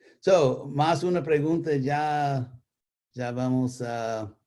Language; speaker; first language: Spanish; non-native, fluent; English